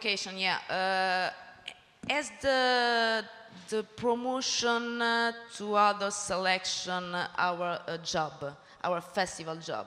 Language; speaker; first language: English; non-native, learner; Italian